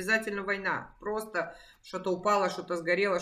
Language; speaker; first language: Russian; native; Russian